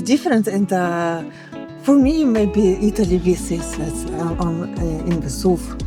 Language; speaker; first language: English; non-native, learner; Russian